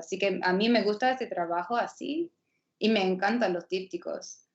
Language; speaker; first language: Spanish; non-native, fluent; English